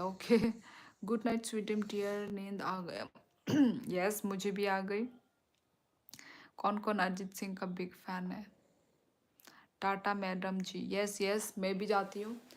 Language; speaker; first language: Hindi; non-native, local second language; Kok Borok